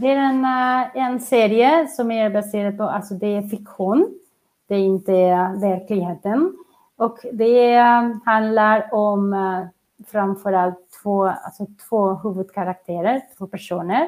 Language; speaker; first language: Swedish; non-native, fluent; Catalan